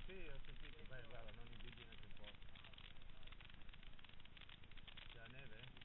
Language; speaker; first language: Italian; native; Italian